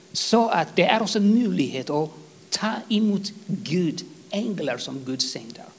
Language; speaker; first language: Swedish; non-native, fluent; Tigrinya